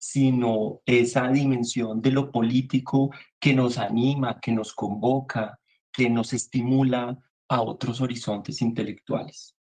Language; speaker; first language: Spanish; native; Spanish